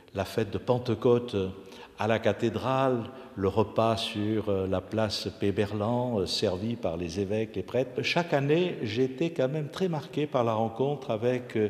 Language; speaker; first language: French; native; French